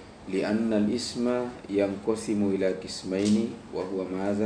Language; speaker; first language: Arabic; non-native, fluent; Indonesian